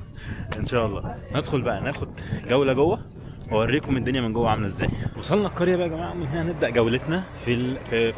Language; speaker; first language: Arabic; native; Arabic